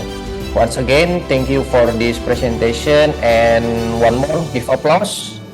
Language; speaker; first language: English; non-native, learner; Indonesian